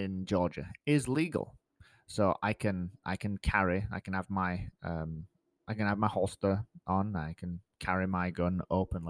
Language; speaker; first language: English; native; English